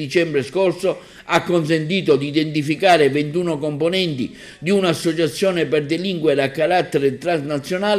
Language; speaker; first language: Italian; native; Italian